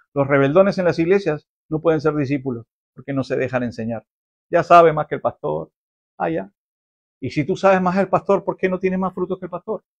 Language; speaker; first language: Spanish; native; Spanish